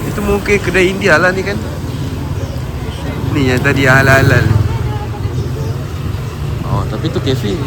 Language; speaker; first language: Malay; native; Malay